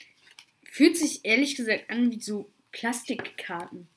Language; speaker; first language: German; early bilingual, other home language; Russian